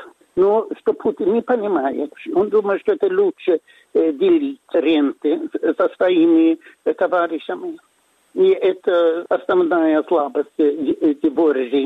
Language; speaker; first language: Russian; non-native, fluent; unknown